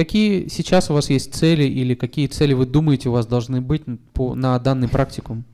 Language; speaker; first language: Russian; native; Russian